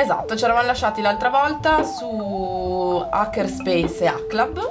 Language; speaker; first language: Italian; native; Italian